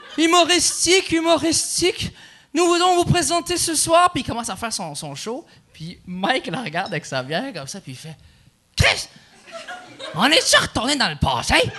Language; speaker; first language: French; early bilingual, other home language; Arabic